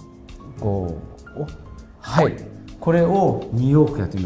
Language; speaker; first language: Japanese; native; Japanese